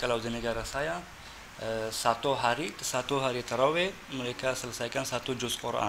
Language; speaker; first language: Indonesian; non-native, fluent; Persian